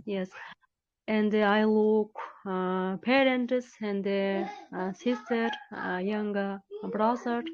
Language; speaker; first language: English; non-native, learner; Kyrgyz